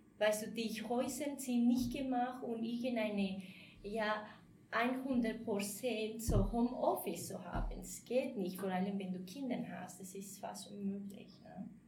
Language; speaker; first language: German; non-native, fluent; Spanish